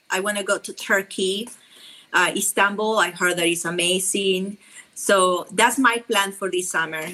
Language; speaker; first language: English; non-native, fluent; Spanish